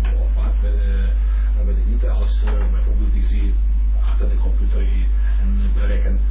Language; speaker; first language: Dutch; non-native, learner; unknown